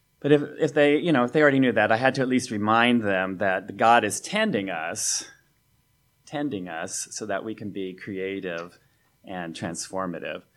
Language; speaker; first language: English; native; English